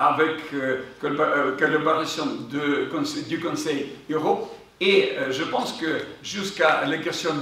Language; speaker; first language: French; non-native, fluent; Ukrainian